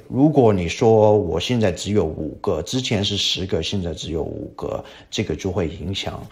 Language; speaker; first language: Chinese; non-native, fluent; English